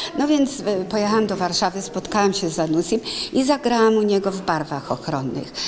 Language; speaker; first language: Polish; early bilingual, heritage; Polish